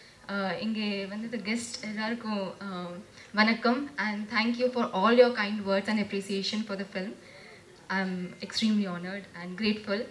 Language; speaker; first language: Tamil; non-native, fluent; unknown